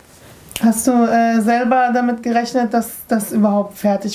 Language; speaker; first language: German; native; German